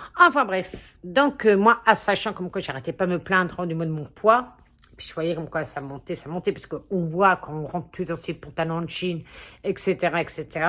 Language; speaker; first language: French; native; French